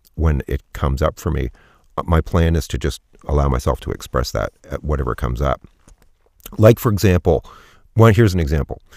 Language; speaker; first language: English; native; English